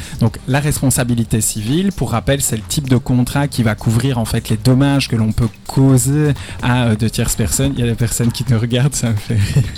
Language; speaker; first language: French; native; French